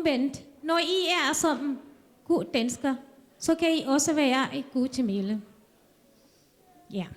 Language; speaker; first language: Danish; non-native, fluent; Tamil